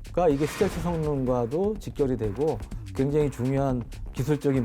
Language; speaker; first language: Korean; native; Korean